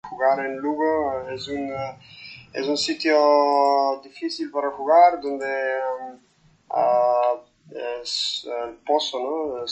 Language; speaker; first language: Spanish; non-native, fluent; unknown